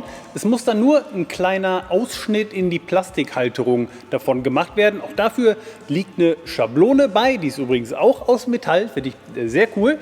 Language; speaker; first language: German; native; German